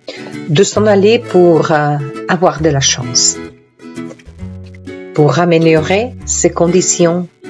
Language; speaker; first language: French; non-native, fluent; Italian